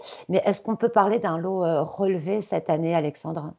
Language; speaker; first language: French; native; French